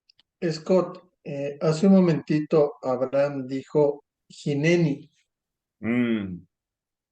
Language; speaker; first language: Spanish; native; Spanish